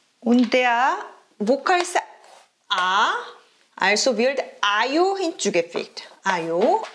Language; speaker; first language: German; non-native, fluent; Korean